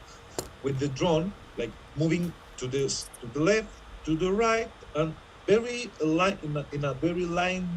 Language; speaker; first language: English; non-native, fluent; Spanish